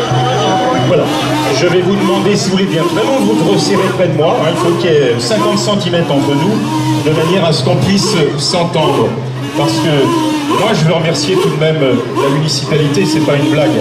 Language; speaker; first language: French; native; French